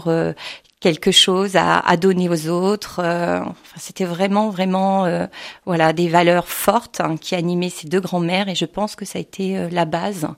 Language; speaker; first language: French; native; French